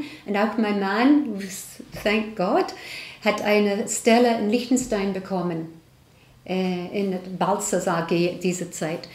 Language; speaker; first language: German; non-native, learner; English